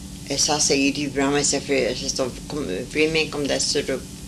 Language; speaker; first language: French; early bilingual, heritage; French